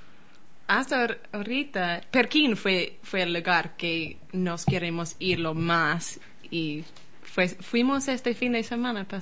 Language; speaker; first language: Spanish; non-native, learner; English